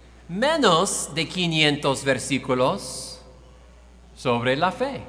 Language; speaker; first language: Spanish; non-native, fluent; English